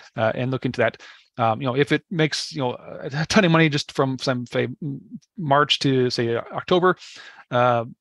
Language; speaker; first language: English; native; English